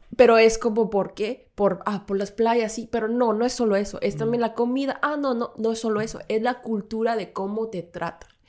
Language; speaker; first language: Spanish; non-native, fluent; Korean